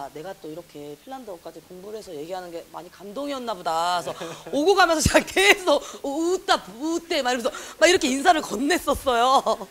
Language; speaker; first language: Korean; native; Korean